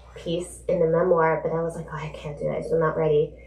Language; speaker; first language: English; native; English